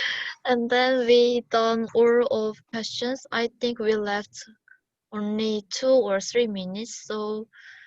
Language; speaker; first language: English; non-native, learner; Korean